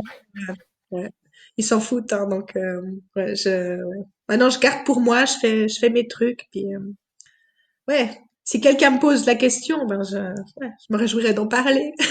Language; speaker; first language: French; native; French